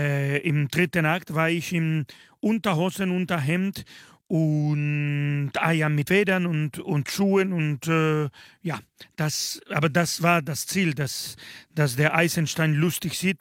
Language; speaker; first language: German; non-native, fluent; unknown